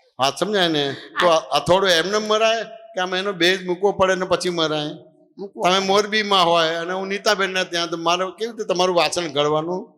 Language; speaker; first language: Gujarati; native; Gujarati